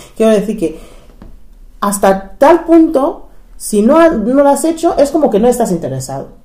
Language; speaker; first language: Spanish; non-native, fluent; English